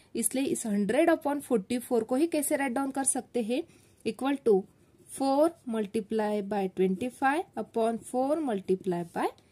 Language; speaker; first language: Hindi; non-native, local second language; Marathi